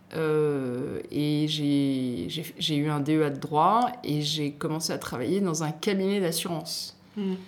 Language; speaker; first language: French; native; French